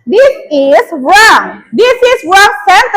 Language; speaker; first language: English; non-native, learner; Indonesian